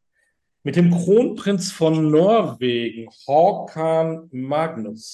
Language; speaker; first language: German; native; German